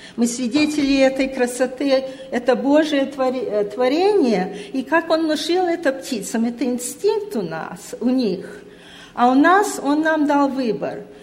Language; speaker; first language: Russian; early bilingual, heritage; Russian